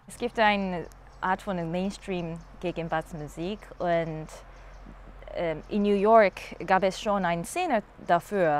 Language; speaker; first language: German; non-native, learner; English